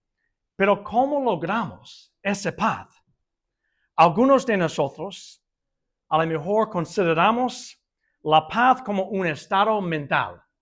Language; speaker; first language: Spanish; non-native, fluent; English